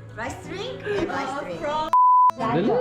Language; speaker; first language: English; non-native, learner; Korean